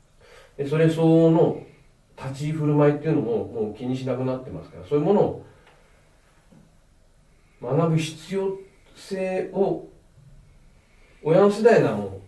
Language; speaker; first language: Japanese; native; Japanese